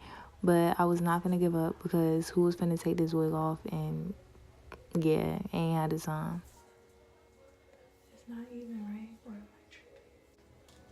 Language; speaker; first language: English; native; English